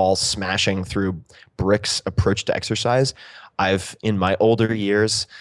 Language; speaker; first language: English; native; English